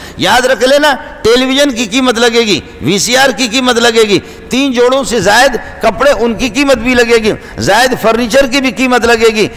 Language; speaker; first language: Urdu; non-native, local second language; Brahui